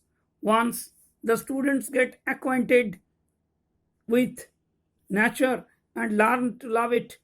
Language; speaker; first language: English; non-native, local second language; Bangla